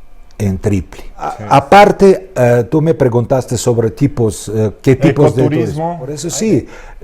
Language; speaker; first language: Spanish; non-native, fluent; Russian